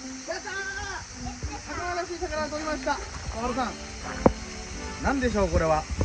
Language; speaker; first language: Japanese; native; Japanese